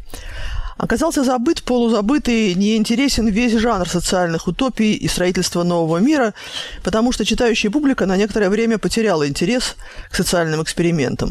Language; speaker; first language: Russian; native; Russian